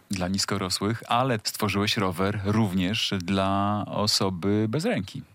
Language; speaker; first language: Polish; native; Polish